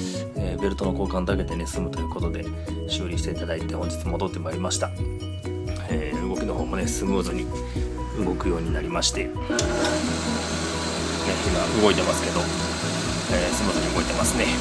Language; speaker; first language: Japanese; native; Japanese